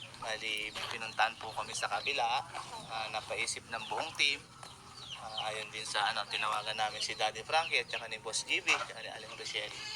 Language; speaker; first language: Filipino; native; Filipino